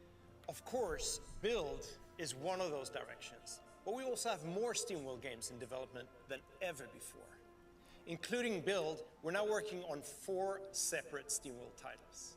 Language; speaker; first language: English; non-native, fluent; Swedish